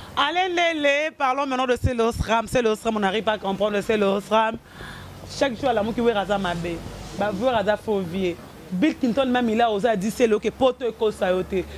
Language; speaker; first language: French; non-native, local second language; Lingala